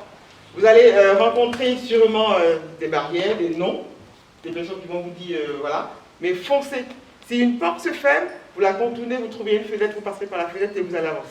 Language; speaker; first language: French; native; French